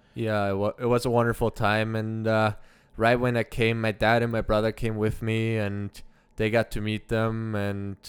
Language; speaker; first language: English; early bilingual, other home language; German